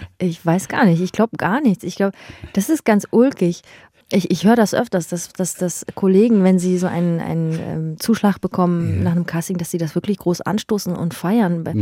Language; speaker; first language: German; early bilingual, other home language; Persian